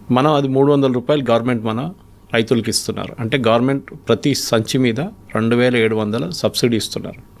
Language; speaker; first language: Telugu; non-native, fluent; Malayalam